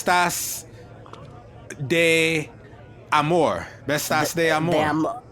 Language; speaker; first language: Spanish; non-native, learner; English